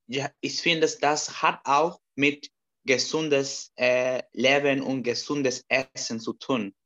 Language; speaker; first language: German; non-native, learner; Spanish